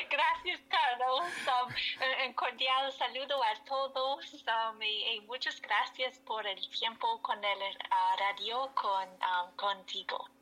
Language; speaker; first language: Spanish; non-native, learner; French